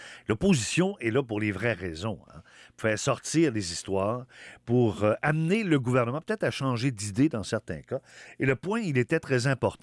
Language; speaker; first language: French; native; French